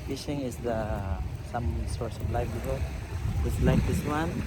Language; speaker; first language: English; non-native, local second language; Hiligaynon